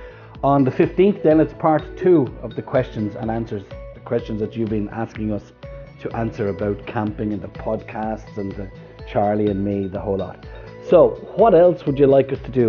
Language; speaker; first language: English; native; English